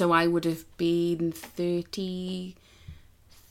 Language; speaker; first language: English; native; English